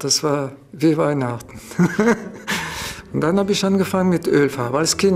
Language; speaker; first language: German; non-native, fluent; French